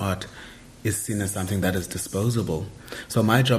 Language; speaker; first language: English; non-native, local second language; Xhosa